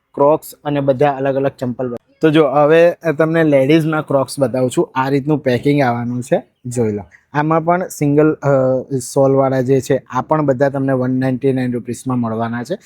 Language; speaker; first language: Gujarati; native; Gujarati